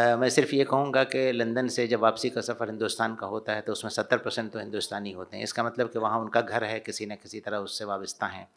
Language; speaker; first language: Urdu; native; Urdu